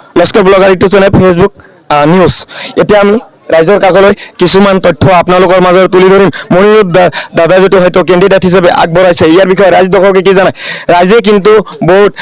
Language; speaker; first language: Assamese; non-native, local second language; Bangla